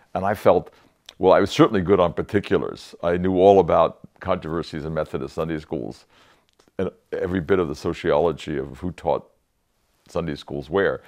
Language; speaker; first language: English; native; English